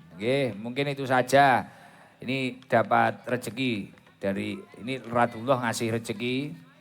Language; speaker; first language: Indonesian; non-native, local second language; Javanese